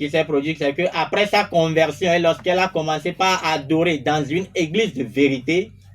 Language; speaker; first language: French; non-native, local second language; Ewe